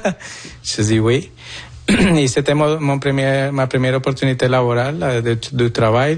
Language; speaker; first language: French; non-native, fluent; Spanish